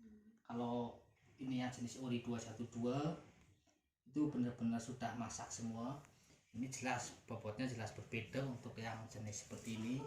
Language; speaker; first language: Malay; non-native, local second language; Javanese